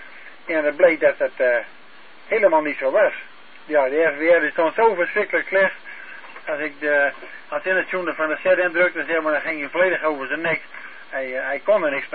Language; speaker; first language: Dutch; native; Dutch